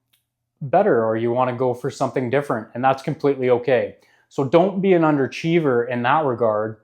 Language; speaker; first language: English; native; English